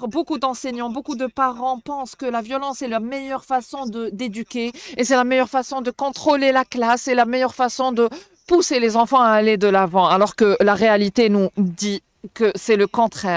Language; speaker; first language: French; non-native, local second language; Arabic